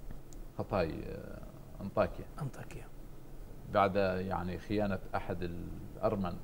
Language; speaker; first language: Arabic; native; Arabic